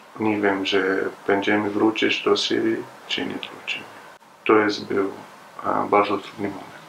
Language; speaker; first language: Polish; non-native, learner; Arabic